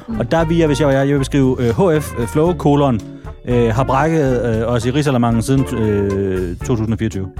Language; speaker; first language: Danish; native; Danish